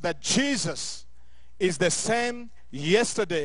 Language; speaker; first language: English; non-native, local second language; Ganda